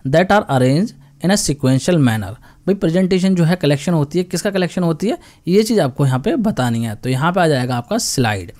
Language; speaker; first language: Hindi; native; Hindi